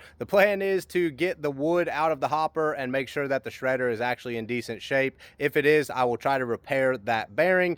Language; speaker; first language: English; native; English